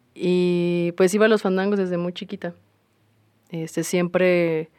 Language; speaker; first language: Spanish; native; Spanish